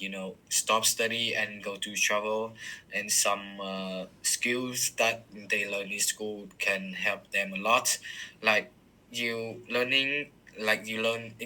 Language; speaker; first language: English; non-native, learner; Vietnamese